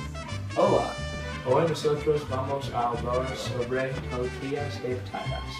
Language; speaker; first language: Spanish; non-native, learner; English